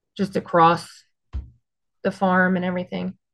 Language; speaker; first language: English; native; English